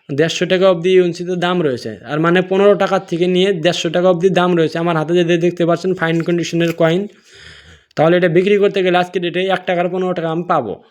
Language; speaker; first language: Bangla; non-native, local second language; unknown